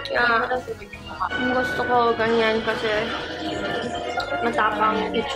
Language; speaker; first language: Filipino; early bilingual, heritage; English